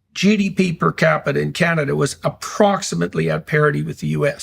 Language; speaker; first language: English; native; English